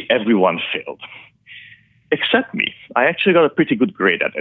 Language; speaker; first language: English; non-native, fluent; Hungarian